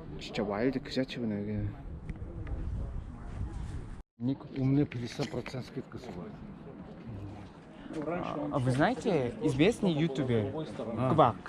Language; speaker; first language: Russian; non-native, learner; Korean